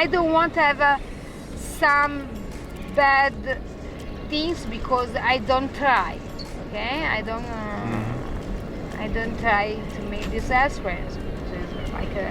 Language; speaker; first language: English; non-native, learner; Italian